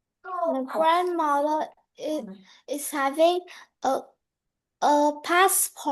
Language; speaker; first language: English; non-native, learner; Vietnamese